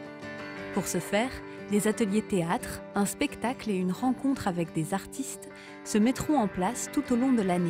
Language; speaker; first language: French; native; French